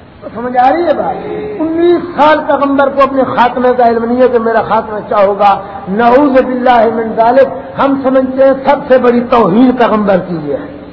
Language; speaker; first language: Urdu; non-native, local second language; Punjabi